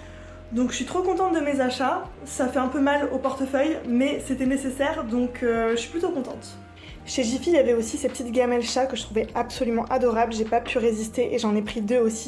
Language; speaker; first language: French; native; French